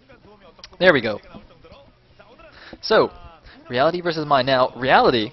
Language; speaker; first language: English; native; English